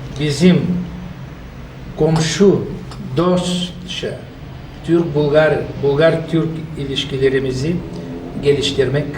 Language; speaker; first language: Turkish; non-native, fluent; Bulgarian